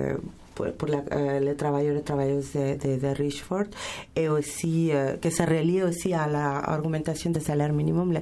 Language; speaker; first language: French; non-native, fluent; Spanish